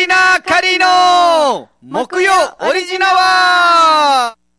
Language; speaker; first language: Japanese; non-native, fluent; Nepali